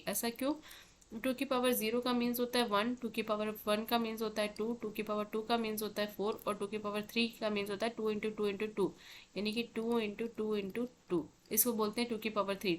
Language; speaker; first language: Hindi; native; Hindi